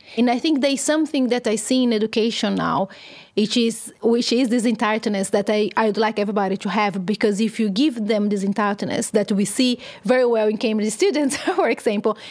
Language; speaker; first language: English; non-native, fluent; Portuguese